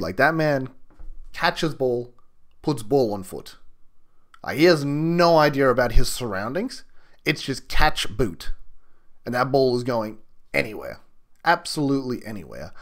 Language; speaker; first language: English; native; English